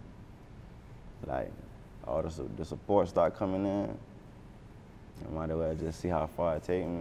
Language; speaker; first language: English; native; English